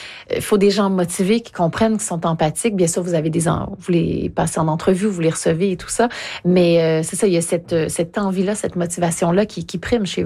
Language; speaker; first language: French; native; French